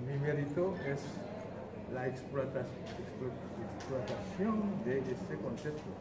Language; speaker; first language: Spanish; non-native, fluent; Haitian Creole